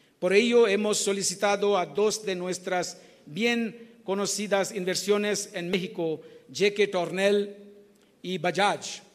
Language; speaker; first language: Spanish; non-native, learner; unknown